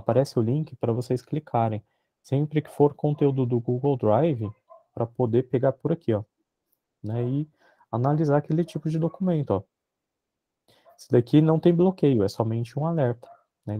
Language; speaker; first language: Portuguese; native; Portuguese